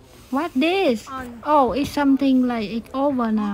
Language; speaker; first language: English; non-native, learner; Vietnamese